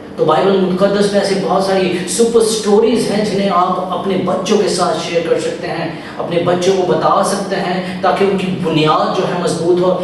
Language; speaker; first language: Urdu; native; Urdu